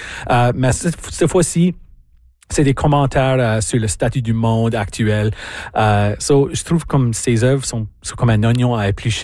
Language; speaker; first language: French; native; French